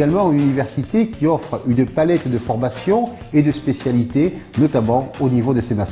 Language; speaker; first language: French; native; French